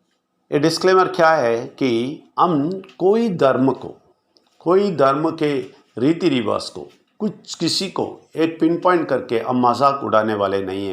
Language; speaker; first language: Hindi; non-native, local second language; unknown